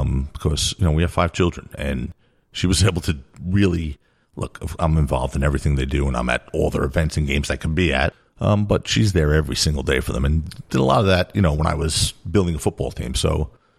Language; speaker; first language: English; native; English